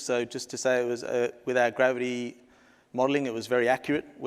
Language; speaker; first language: English; native; English